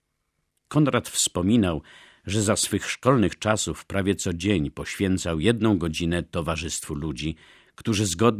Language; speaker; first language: Polish; native; Polish